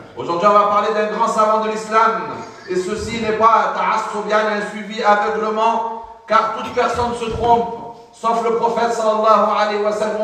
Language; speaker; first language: French; non-native, fluent; Arabic